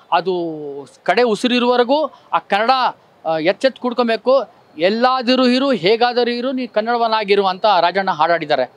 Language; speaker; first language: Kannada; non-native, local second language; Urdu